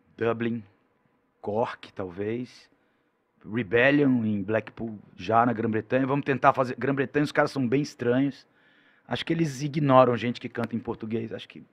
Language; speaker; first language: Portuguese; native; Portuguese